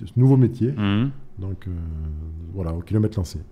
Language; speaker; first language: French; native; French